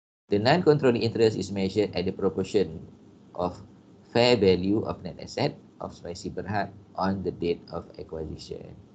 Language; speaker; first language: English; non-native, local second language; Malay